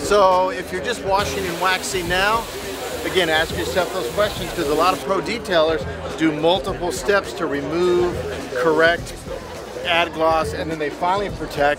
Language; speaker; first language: English; native; English